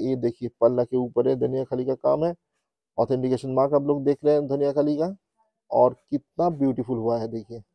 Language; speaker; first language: Hindi; non-native, local second language; Bangla